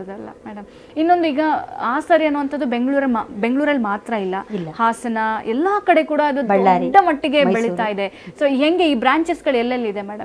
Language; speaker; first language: Kannada; native; Kannada